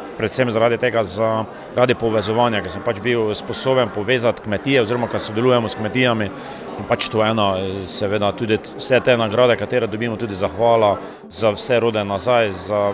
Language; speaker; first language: Slovenian; native; Slovenian